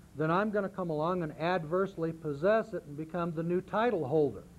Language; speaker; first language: English; native; English